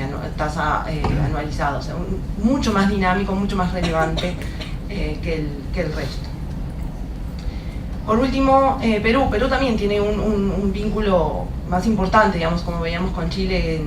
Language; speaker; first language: Spanish; native; Spanish